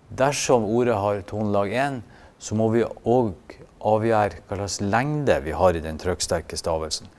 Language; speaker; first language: Norwegian; native; Norwegian